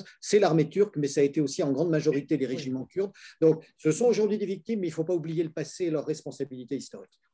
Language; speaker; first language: French; native; French